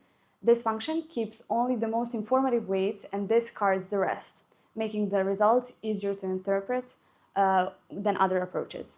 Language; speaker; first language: English; non-native, fluent; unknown